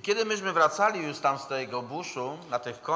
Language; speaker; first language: Polish; native; Polish